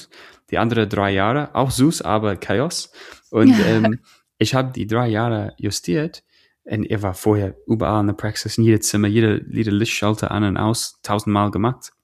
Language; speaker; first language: German; non-native, fluent; English